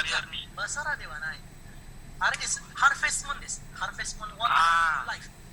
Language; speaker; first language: Japanese; non-native, learner; Indonesian